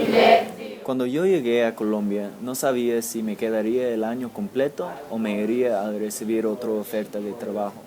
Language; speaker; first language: Spanish; non-native, fluent; English